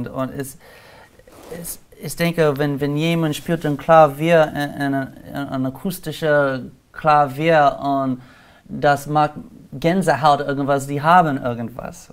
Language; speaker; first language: German; non-native, learner; English